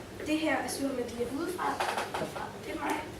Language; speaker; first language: Danish; early bilingual, heritage; Danish